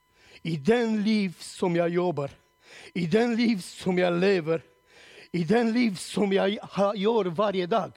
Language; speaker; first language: Swedish; non-native, learner; Romanian